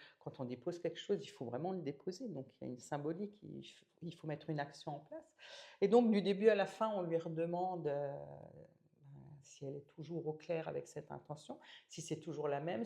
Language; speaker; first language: French; native; French